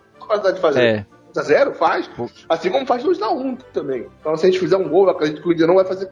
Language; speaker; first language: Portuguese; native; Portuguese